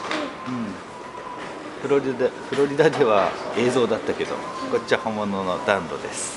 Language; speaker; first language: Japanese; native; Japanese